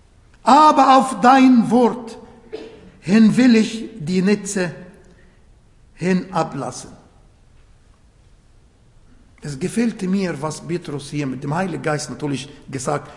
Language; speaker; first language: German; non-native, learner; Arabic